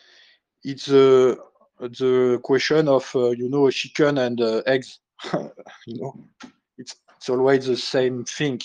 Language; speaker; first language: English; non-native, learner; French